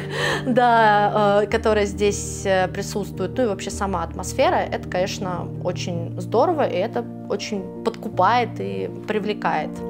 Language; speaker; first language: Russian; native; Russian